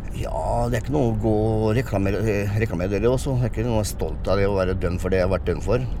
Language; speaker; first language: Norwegian; early bilingual, other home language; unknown